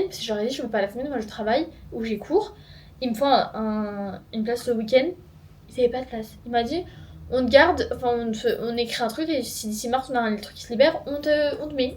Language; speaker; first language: French; native; French